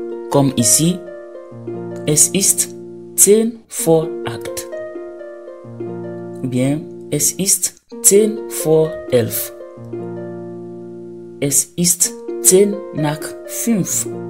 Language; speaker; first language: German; non-native, fluent; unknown